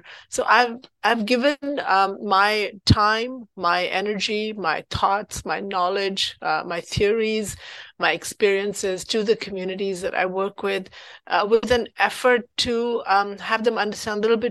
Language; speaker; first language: English; non-native, local second language; Punjabi